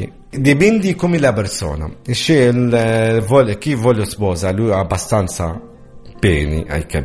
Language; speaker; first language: Italian; non-native, learner; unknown